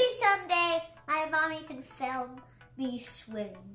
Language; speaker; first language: English; native; English